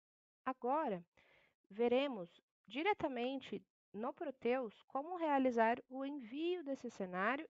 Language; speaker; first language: Portuguese; native; Portuguese